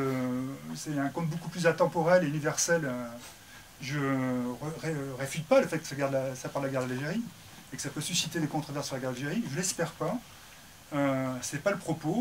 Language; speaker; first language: French; native; French